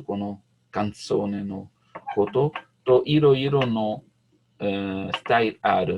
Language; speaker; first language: Japanese; non-native, learner; Italian